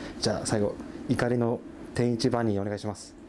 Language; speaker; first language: Japanese; native; Japanese